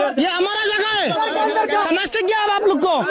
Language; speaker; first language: Hindi; non-native, learner; Bangla